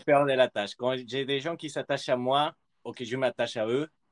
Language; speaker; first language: French; early bilingual, other home language; Spanish